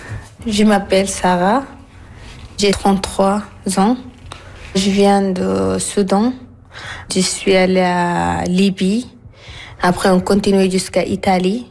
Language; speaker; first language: French; non-native, learner; Arabic